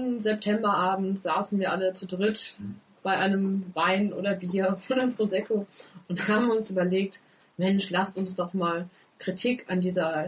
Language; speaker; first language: German; native; German